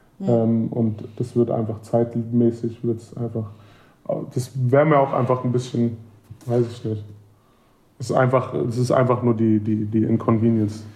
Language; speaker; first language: German; native; German